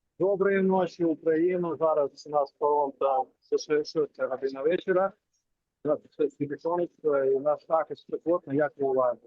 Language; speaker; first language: Ukrainian; non-native, local second language; Russian